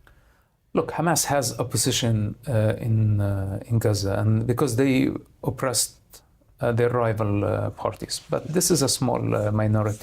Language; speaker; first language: English; non-native, fluent; Arabic